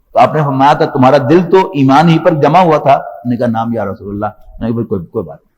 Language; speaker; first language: Urdu; non-native, local second language; Punjabi